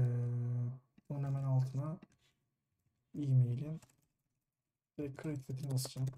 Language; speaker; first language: Turkish; native; Turkish